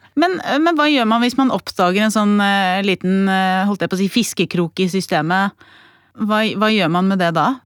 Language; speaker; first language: Norwegian; native; Norwegian